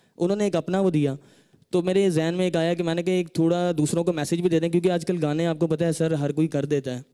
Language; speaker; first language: Urdu; non-native, local second language; Punjabi